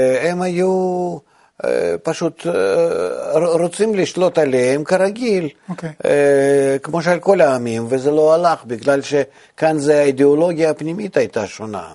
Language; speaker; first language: Hebrew; non-native, fluent; Russian